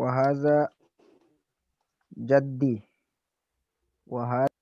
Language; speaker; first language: Arabic; non-native, learner; Urdu